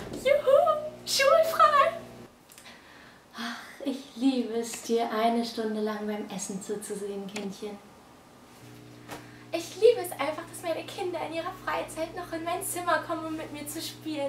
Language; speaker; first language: German; native; German